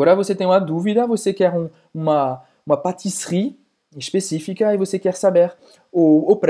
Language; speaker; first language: Portuguese; non-native, fluent; French